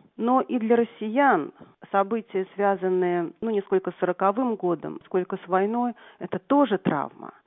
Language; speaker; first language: Russian; native; Russian